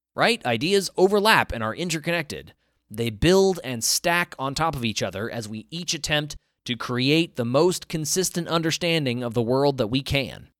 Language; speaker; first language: English; native; English